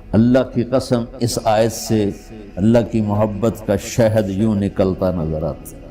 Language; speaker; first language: Urdu; non-native, local second language; Punjabi